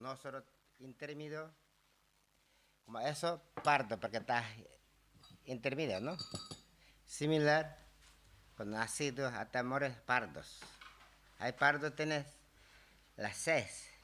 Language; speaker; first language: Spanish; non-native, learner; Tibetan